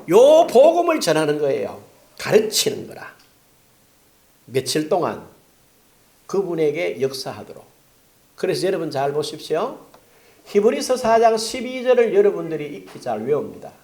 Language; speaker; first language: Korean; native; Korean